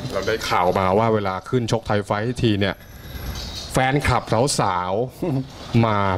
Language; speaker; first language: Thai; native; Thai